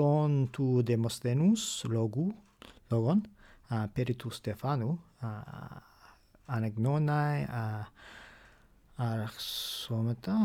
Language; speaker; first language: Greek; non-native, fluent; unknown